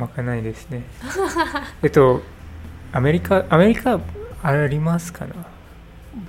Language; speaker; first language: Japanese; non-native, learner; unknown